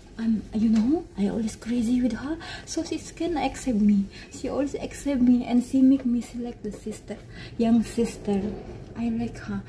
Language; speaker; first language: English; non-native, learner; Indonesian